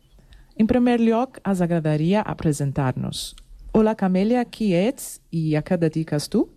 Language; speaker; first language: Catalan; non-native, learner; Portuguese